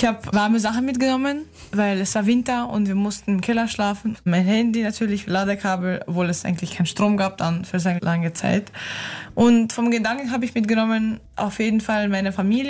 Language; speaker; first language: German; non-native, fluent; Ukrainian